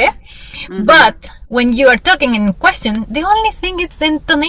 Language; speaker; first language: English; non-native, fluent; Spanish